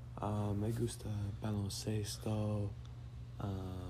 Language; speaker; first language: Spanish; non-native, learner; English